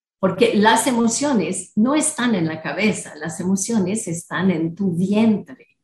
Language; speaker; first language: Spanish; non-native, fluent; French